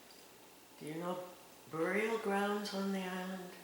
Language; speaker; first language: English; native; English